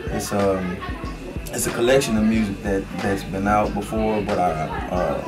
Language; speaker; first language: English; native; English